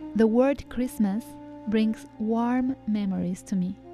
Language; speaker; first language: English; non-native, fluent; Spanish